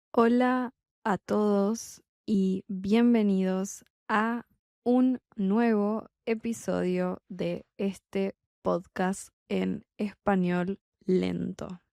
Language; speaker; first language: Spanish; native; Spanish